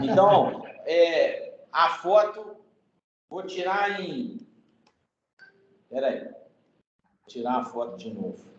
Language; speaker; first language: Portuguese; native; Portuguese